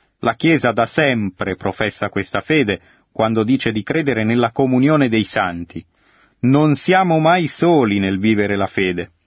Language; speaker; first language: Italian; native; Italian